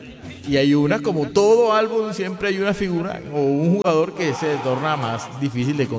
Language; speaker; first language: Spanish; native; Spanish